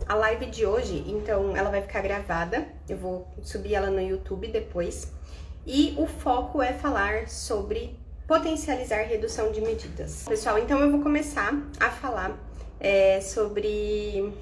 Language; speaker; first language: Portuguese; native; Portuguese